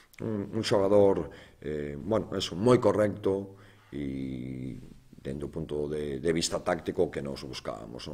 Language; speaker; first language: Galician; native; Galician